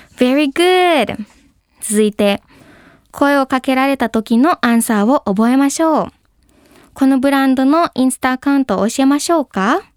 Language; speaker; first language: Japanese; early bilingual, heritage; English